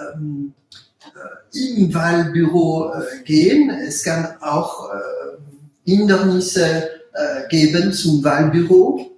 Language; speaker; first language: German; non-native, local second language; French